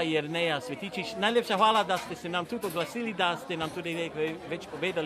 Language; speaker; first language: Slovenian; native; Slovenian